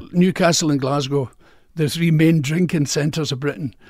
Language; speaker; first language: English; native; English